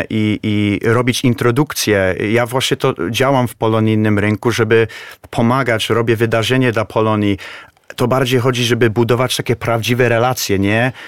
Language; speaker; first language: Polish; early bilingual, heritage; Polish